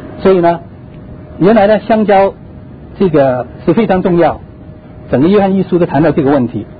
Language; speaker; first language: Chinese; non-native, local second language; Cantonese